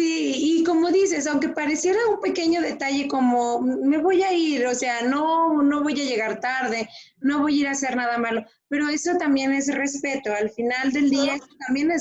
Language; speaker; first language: Spanish; native; Spanish